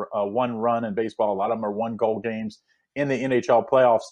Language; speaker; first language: English; native; English